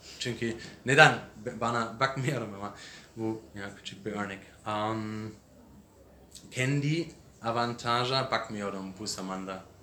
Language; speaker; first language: Turkish; non-native, learner; English